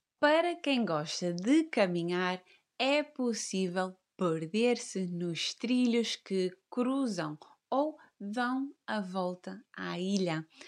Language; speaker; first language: Portuguese; native; Portuguese